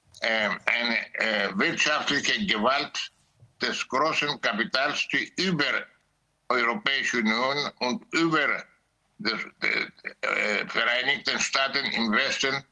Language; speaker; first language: German; non-native, learner; Greek